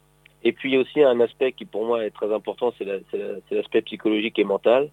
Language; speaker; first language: French; native; French